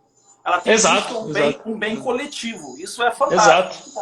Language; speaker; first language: Portuguese; native; Portuguese